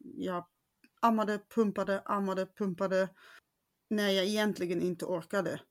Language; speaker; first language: Swedish; non-native, fluent; Dutch